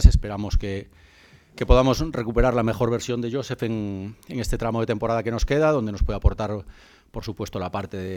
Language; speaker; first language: Spanish; native; Spanish